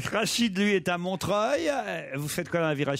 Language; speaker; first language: French; native; French